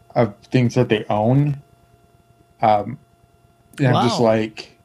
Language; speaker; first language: English; native; English